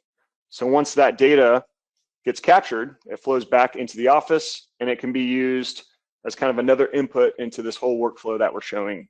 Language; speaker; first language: English; native; English